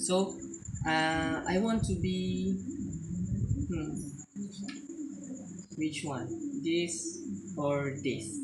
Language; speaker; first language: English; non-native, learner; Malay